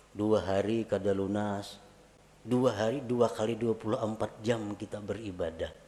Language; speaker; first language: Indonesian; non-native, local second language; Banjar